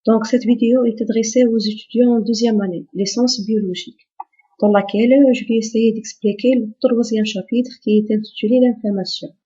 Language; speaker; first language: French; non-native, local second language; Arabic